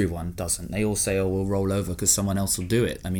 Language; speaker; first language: English; native; English